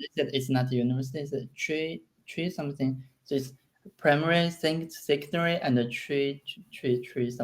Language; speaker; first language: English; non-native, learner; Chinese